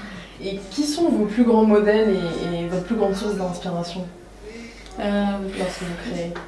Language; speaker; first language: French; native; French